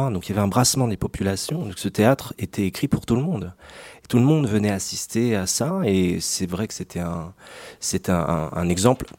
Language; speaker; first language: French; native; French